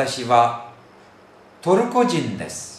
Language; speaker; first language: Japanese; non-native, fluent; Turkish